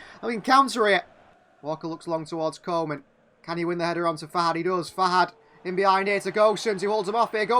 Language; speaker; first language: English; native; English